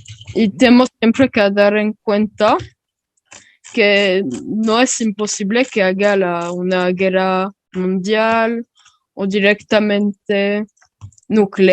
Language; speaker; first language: Spanish; early bilingual, heritage; Spanish